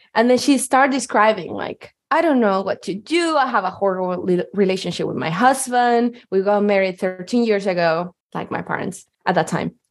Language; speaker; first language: English; non-native, fluent; Spanish